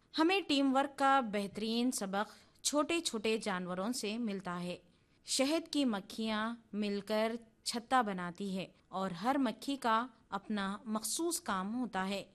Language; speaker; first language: Urdu; native; Urdu